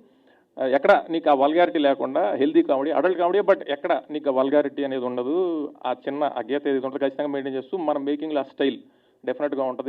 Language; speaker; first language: Telugu; native; Telugu